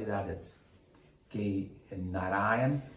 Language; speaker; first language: Spanish; non-native, learner; English